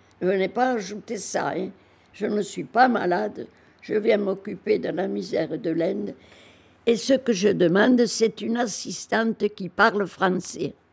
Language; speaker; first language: French; native; French